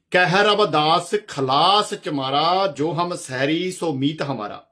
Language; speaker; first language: Hindi; non-native, local second language; Punjabi